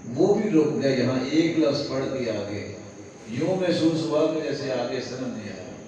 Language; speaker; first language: Urdu; non-native, local second language; Punjabi